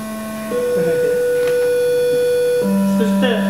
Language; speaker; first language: Japanese; non-native, learner; English